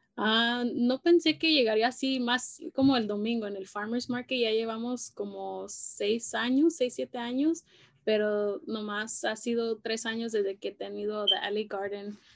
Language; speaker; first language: Spanish; early bilingual, heritage; Spanish